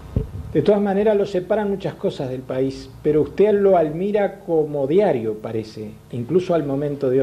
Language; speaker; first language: Spanish; native; Spanish